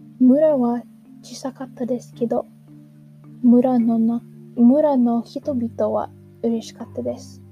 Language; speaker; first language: Japanese; non-native, learner; English